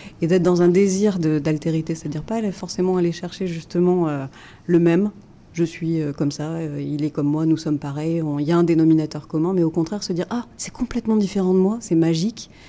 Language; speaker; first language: French; native; French